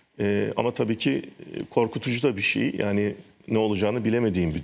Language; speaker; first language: Turkish; native; Turkish